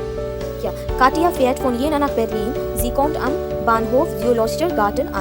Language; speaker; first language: German; non-native, fluent; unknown